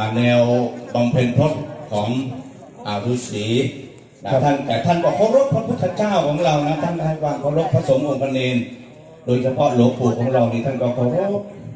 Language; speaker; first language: Thai; native; Thai